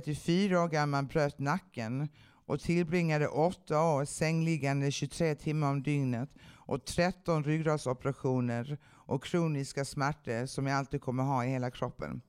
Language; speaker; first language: Swedish; native; Swedish